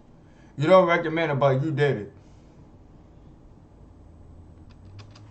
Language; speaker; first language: English; native; English